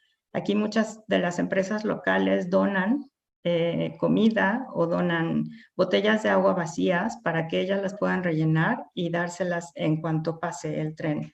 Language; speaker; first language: Spanish; native; Spanish